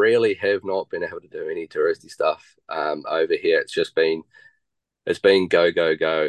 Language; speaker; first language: English; native; English